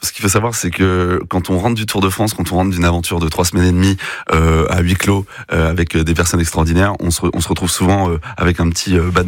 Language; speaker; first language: French; native; French